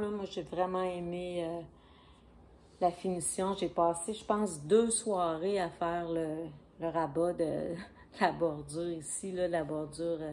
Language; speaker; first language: French; native; French